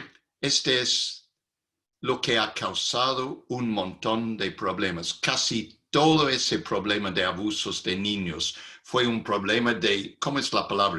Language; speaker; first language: Spanish; non-native, fluent; English